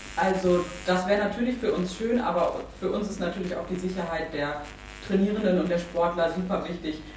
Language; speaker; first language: German; native; German